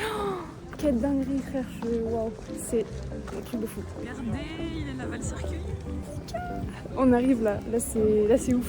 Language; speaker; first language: French; native; French